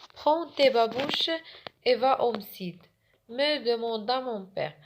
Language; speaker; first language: French; non-native, local second language; Arabic